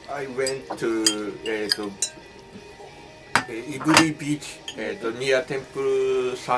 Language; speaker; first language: English; non-native, learner; Japanese